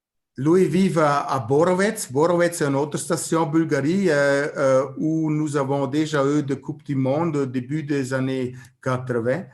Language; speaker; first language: French; non-native, learner; German